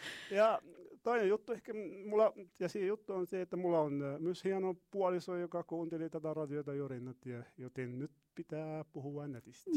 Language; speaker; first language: Finnish; non-native, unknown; Arabic